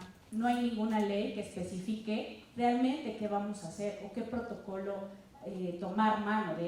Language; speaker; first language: Spanish; native; Spanish